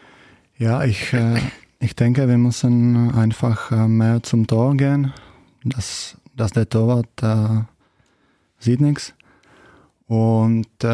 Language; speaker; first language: German; non-native, fluent; Czech